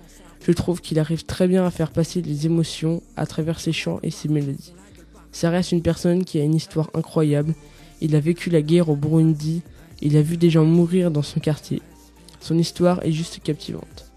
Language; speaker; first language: French; native; French